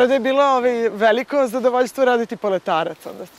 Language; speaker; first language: Serbian; native; Serbian